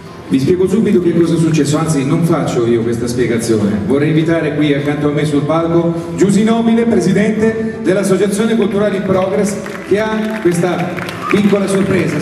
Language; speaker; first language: Italian; native; Italian